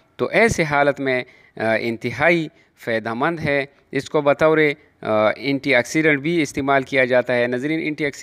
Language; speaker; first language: Urdu; non-native, local second language; Pashto